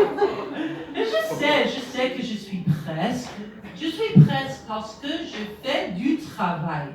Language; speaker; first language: French; non-native, learner; English